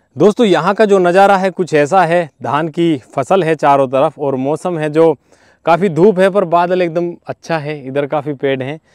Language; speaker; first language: Hindi; native; Hindi